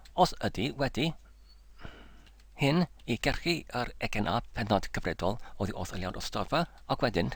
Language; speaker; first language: Welsh; non-native, fluent; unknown